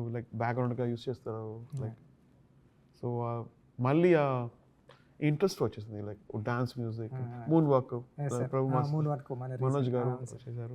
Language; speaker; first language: Telugu; non-native, learner; Tamil